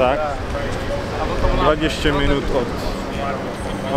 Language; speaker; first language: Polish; non-native, learner; Czech